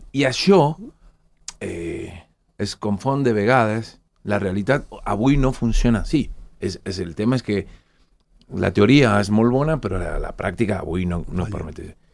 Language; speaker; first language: Catalan; non-native, fluent; Spanish